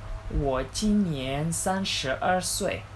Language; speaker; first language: Chinese; non-native, learner; Indonesian